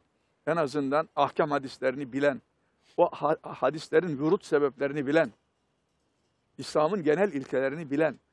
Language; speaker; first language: Turkish; native; Turkish